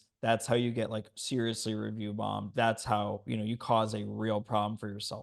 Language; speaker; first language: English; native; English